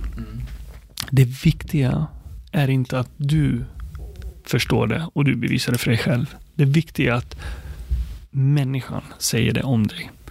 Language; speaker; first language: Swedish; early bilingual, other home language; Arabic